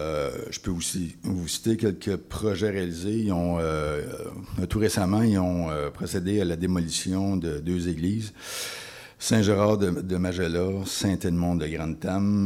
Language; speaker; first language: French; native; French